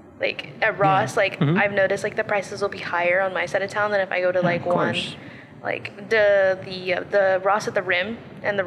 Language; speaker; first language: English; early bilingual, other home language; Spanish